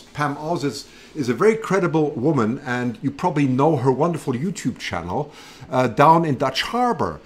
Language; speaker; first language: English; native; English